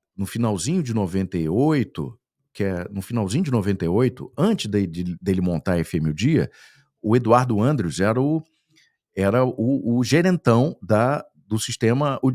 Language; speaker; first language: Portuguese; native; Portuguese